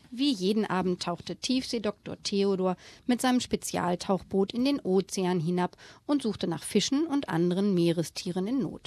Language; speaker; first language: German; native; German